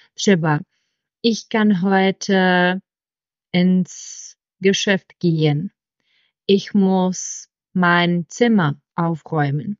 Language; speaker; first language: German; non-native, fluent; Czech